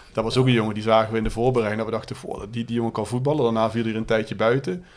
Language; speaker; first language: Dutch; native; Dutch